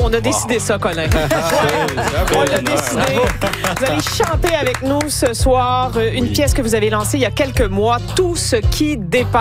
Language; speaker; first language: French; native; French